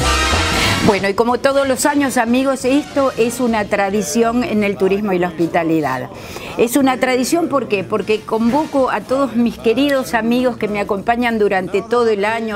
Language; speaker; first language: Spanish; native; Spanish